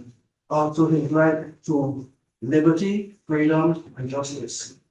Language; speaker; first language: English; native; English